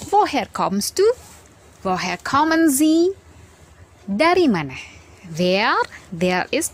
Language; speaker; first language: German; non-native, fluent; Indonesian